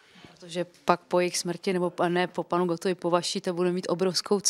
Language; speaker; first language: Czech; native; Czech